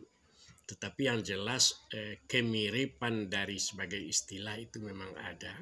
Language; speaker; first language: Indonesian; non-native, local second language; Minangkabau